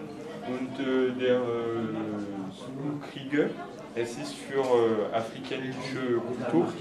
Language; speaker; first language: German; non-native, learner; French